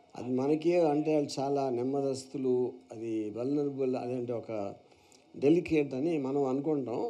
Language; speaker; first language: Telugu; native; Telugu